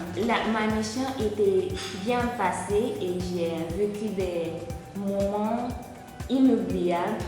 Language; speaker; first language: French; non-native, fluent; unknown